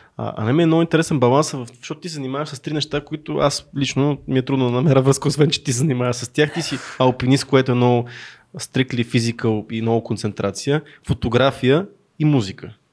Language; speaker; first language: Bulgarian; native; Bulgarian